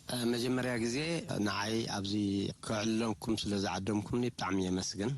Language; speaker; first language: Tigrinya; non-native, local second language; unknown